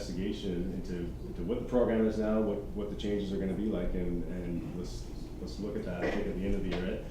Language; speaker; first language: English; native; English